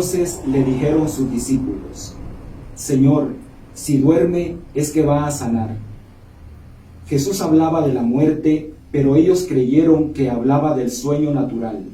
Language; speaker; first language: Spanish; native; Spanish